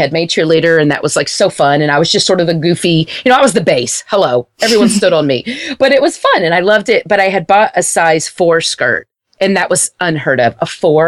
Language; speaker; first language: English; native; English